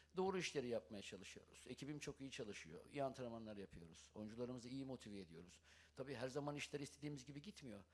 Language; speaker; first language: Turkish; native; Turkish